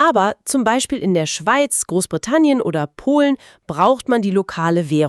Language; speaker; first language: German; native; German